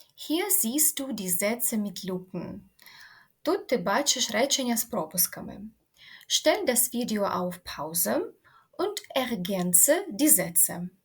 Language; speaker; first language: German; non-native, fluent; Ukrainian